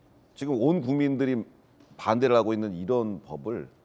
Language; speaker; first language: Korean; native; Korean